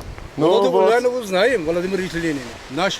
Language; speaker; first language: Russian; non-native, local second language; Tajik